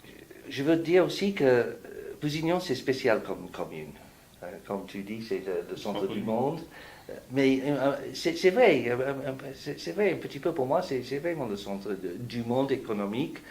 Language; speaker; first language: French; non-native, fluent; English